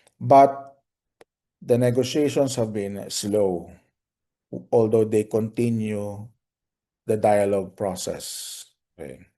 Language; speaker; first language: English; non-native, local second language; Filipino